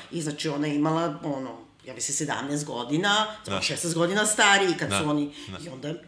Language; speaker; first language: Serbian; native; Serbian